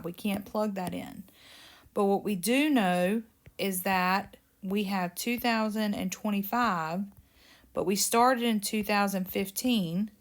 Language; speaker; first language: English; native; English